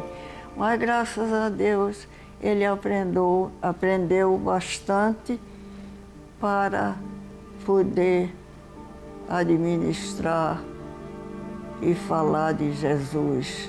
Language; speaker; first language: Portuguese; early bilingual, heritage; Portuguese